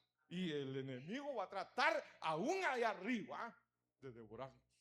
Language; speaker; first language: Spanish; native; Spanish